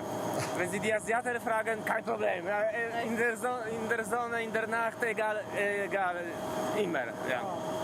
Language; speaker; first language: German; non-native, fluent; Polish